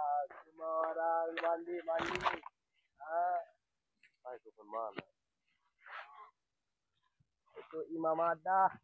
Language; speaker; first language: Indonesian; non-native, learner; Bangla